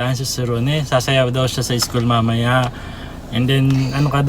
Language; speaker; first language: Filipino; native; Filipino